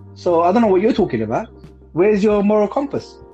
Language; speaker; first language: English; native; English